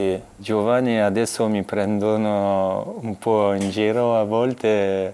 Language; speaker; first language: Italian; non-native, fluent; French